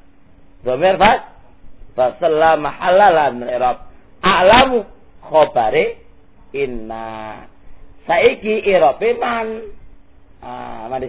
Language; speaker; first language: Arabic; non-native, fluent; Javanese